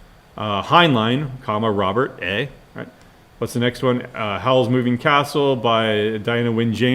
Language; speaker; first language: English; native; English